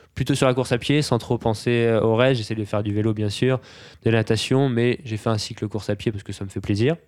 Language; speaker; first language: French; native; French